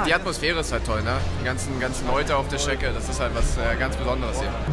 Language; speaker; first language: German; native; German